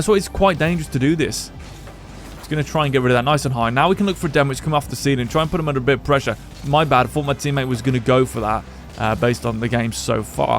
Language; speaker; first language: English; native; English